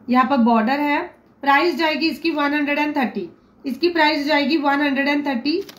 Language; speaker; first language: Hindi; non-native, local second language; Marathi